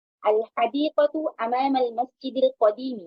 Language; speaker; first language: Arabic; non-native, learner; Bangla